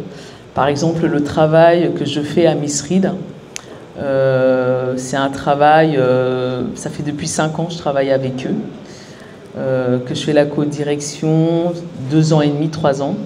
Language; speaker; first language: French; native; French